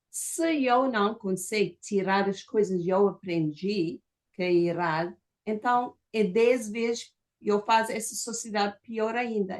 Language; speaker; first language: Portuguese; non-native, fluent; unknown